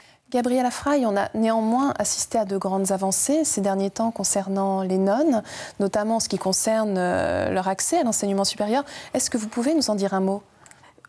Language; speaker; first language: French; native; French